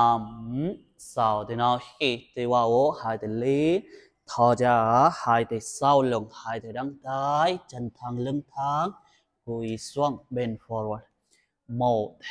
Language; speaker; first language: Vietnamese; non-native, learner; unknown